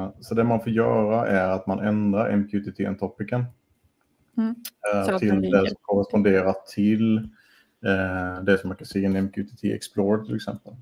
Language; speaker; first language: Swedish; native; Swedish